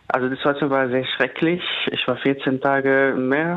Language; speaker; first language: German; non-native, fluent; Arabic